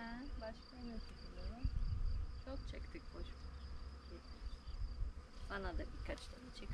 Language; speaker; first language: Turkish; non-native, learner; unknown